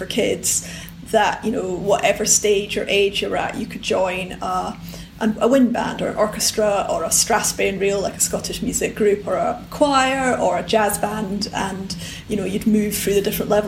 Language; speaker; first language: English; native; English